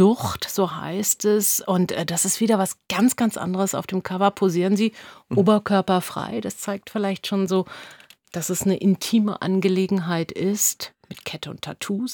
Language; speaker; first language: German; native; German